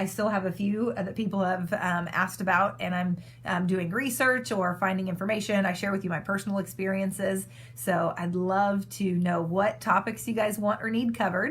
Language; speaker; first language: English; native; English